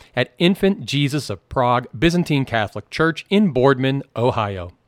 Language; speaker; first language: English; native; English